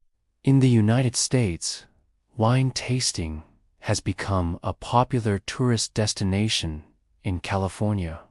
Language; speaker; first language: English; native; English